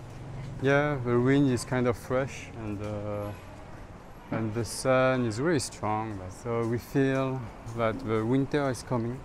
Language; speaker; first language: English; non-native, fluent; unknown